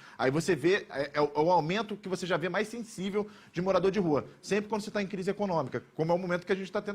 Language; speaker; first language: Portuguese; native; Portuguese